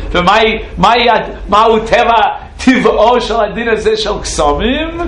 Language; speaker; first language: Hebrew; non-native, fluent; English